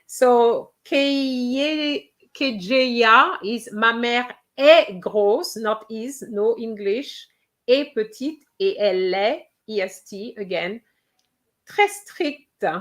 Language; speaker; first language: French; non-native, fluent; English